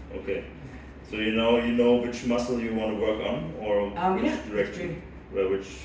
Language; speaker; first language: English; non-native, fluent; German